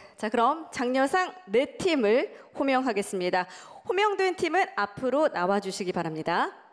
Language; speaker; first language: Korean; native; Korean